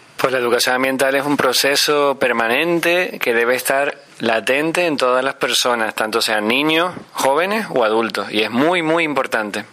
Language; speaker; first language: Spanish; native; Spanish